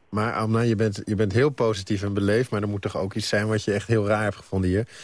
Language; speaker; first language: Dutch; native; Dutch